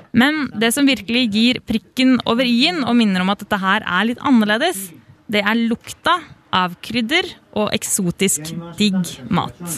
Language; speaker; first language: Norwegian; native; Norwegian